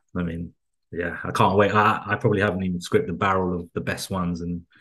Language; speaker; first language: English; early bilingual, other home language; Spanish